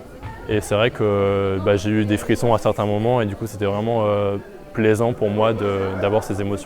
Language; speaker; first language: French; early bilingual, heritage; French